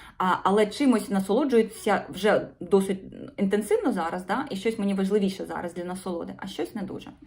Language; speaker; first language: Ukrainian; non-native, local second language; Russian